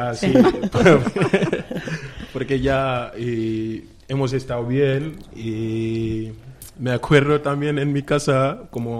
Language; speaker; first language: Spanish; non-native, fluent; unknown